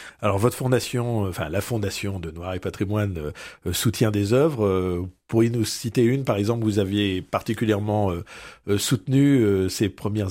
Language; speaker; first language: French; native; French